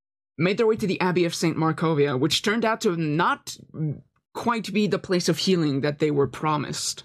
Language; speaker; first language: English; native; English